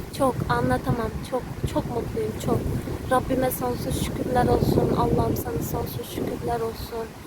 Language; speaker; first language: Turkish; early bilingual, heritage; Uzbek